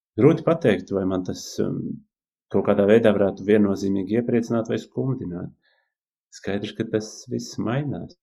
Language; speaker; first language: Latvian; native; Latvian